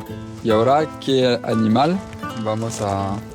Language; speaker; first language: Spanish; non-native, learner; French